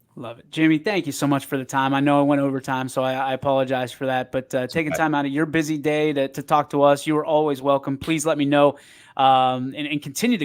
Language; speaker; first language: English; native; English